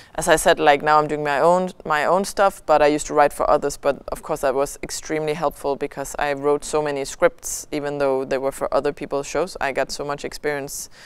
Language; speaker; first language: English; non-native, fluent; Danish